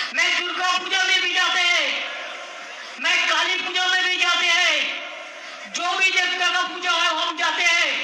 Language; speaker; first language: Hindi; non-native, local second language; Bangla